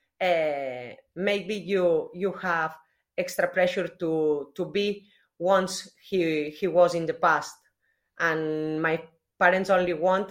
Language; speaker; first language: English; non-native, learner; Spanish